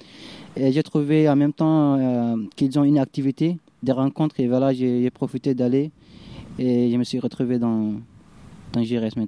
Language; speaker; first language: French; non-native, fluent; Arabic